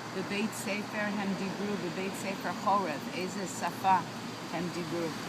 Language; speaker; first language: Hebrew; early bilingual, heritage; English